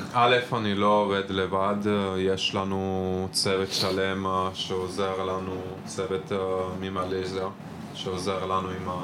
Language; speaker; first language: Hebrew; non-native, fluent; Italian